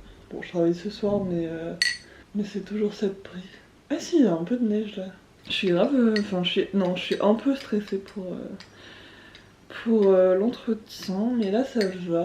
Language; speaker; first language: French; native; French